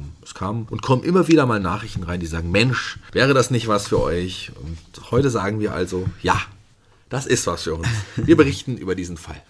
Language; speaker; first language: German; native; German